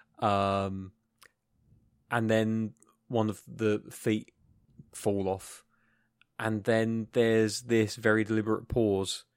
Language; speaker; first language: English; native; English